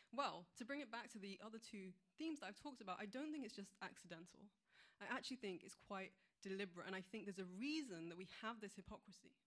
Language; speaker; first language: English; native; English